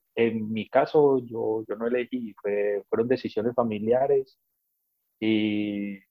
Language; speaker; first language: Spanish; native; Spanish